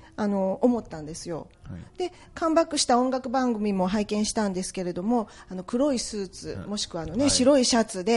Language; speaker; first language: Japanese; native; Japanese